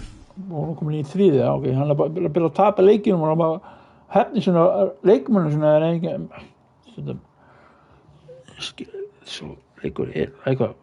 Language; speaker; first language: Icelandic; non-native, learner; Norwegian